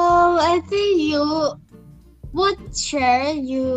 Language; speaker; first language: English; non-native, learner; Indonesian